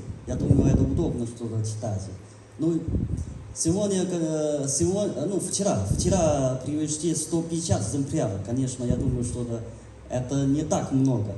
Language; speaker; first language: Russian; non-native, learner; Chinese